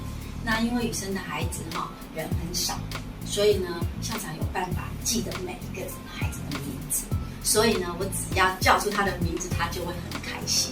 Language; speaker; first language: Chinese; non-native, local second language; Min Nan Chinese